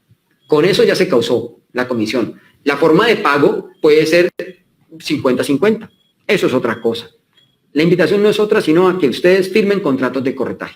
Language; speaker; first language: Spanish; native; Spanish